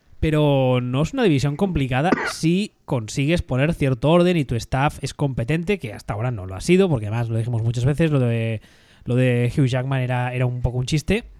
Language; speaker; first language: Spanish; native; Spanish